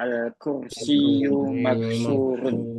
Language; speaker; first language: Arabic; non-native, learner; Indonesian